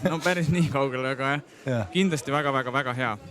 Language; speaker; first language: Estonian; native; Estonian